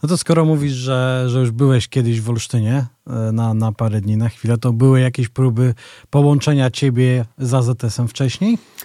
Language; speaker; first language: Polish; native; Polish